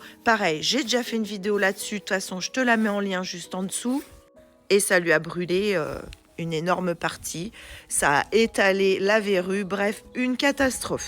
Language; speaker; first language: French; native; French